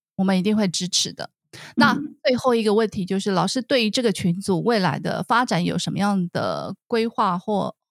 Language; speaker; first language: Chinese; native; Chinese